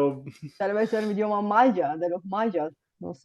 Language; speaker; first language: Spanish; non-native, fluent; Bulgarian